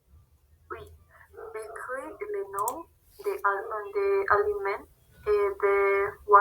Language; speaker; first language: French; non-native, learner; Spanish